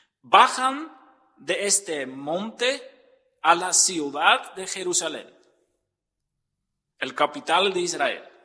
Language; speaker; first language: Spanish; non-native, fluent; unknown